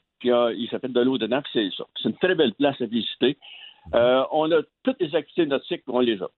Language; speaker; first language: French; native; French